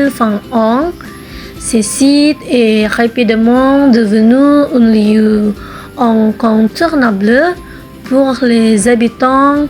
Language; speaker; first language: French; non-native, learner; Indonesian